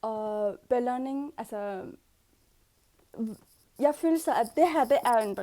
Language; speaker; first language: Danish; non-native, learner; Arabic